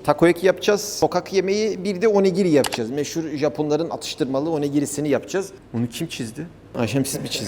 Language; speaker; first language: Turkish; native; Turkish